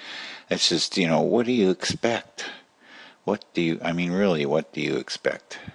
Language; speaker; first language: English; native; English